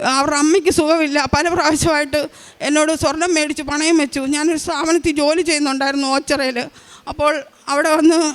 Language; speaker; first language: Malayalam; native; Malayalam